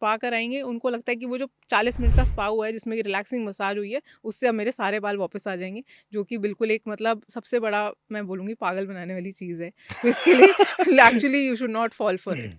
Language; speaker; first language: Hindi; native; Hindi